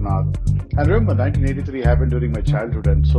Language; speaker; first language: English; non-native, local second language; Kannada